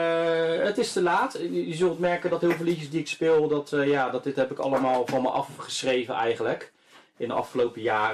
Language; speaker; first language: Dutch; native; Dutch